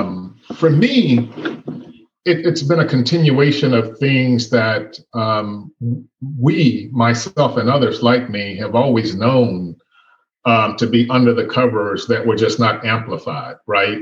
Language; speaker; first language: English; native; English